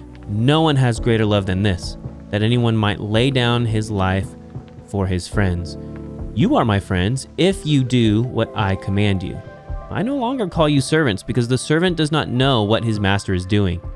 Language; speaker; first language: English; native; English